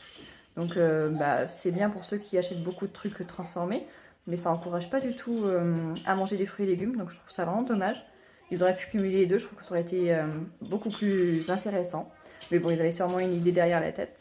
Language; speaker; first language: French; native; French